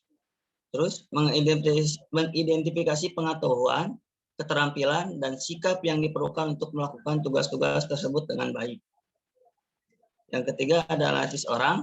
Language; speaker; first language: Indonesian; native; Indonesian